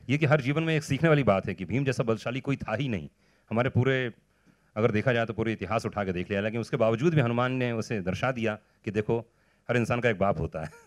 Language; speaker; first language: Hindi; native; Hindi